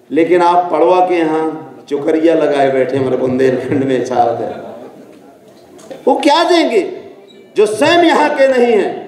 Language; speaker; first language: Hindi; native; Hindi